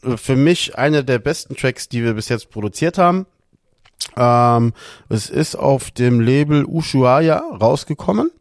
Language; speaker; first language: German; early bilingual, other home language; Portuguese